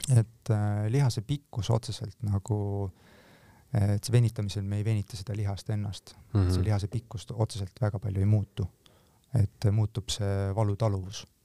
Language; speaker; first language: Estonian; native; Estonian